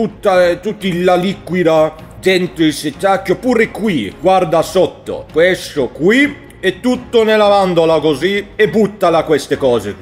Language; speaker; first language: Italian; non-native, learner; Swedish